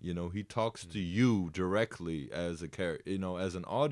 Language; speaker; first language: English; native; English